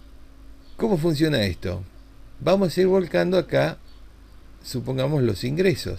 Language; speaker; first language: Spanish; native; Spanish